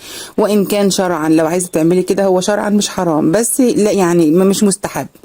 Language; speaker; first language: Arabic; native; Arabic